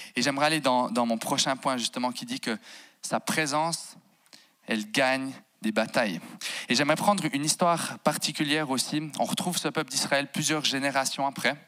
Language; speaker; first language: French; native; French